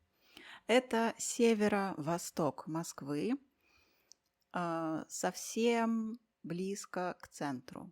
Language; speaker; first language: Russian; native; Russian